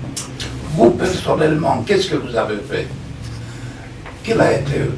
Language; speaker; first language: French; non-native, fluent; Romanian